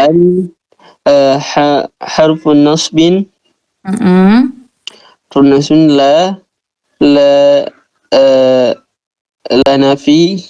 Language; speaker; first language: Arabic; non-native, learner; Indonesian